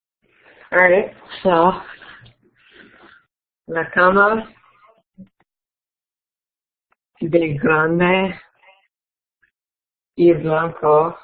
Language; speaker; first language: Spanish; non-native, learner; English